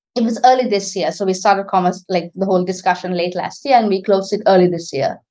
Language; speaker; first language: English; non-native, local second language; Sinhala